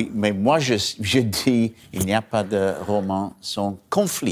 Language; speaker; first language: French; non-native, learner; English